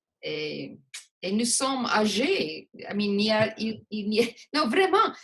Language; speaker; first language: French; non-native, local second language; English